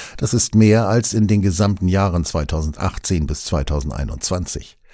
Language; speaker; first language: German; native; German